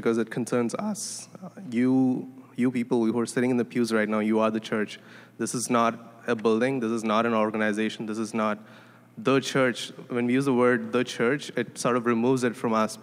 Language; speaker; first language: English; non-native, local second language; Tamil